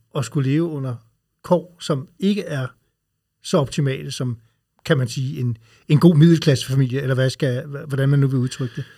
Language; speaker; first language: Danish; native; Danish